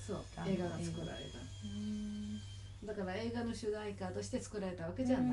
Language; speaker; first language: Japanese; native; Japanese